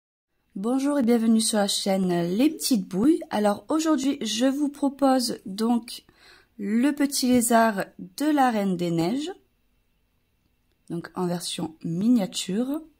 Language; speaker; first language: French; native; French